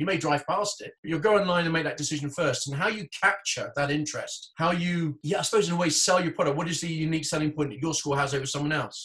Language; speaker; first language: English; native; English